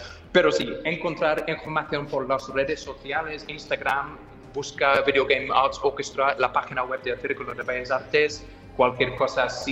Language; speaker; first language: Spanish; non-native, fluent; English